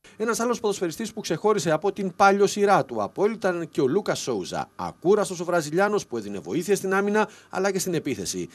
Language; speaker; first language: Greek; native; Greek